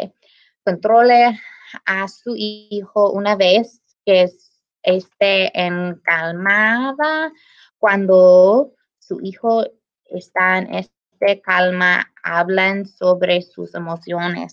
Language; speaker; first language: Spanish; non-native, learner; English